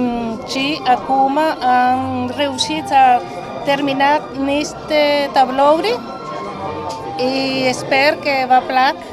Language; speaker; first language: Romanian; non-native, learner; Spanish